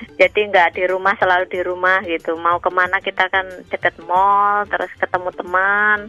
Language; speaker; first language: Indonesian; non-native, local second language; Javanese